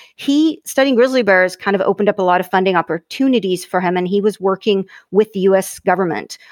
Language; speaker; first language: English; native; English